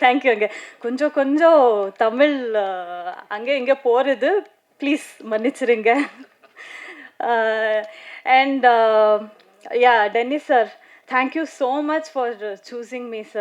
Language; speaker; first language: Tamil; non-native, fluent; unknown